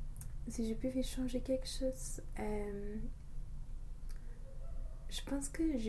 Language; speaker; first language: French; non-native, fluent; English